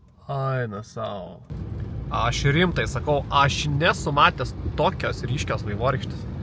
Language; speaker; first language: Lithuanian; native; Lithuanian